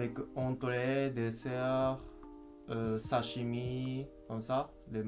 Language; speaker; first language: French; non-native, learner; Japanese